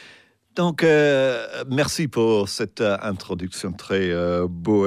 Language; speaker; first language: French; non-native, fluent; English